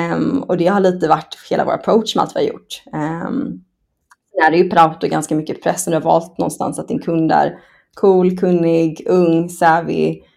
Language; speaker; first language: Swedish; early bilingual, other home language; Persian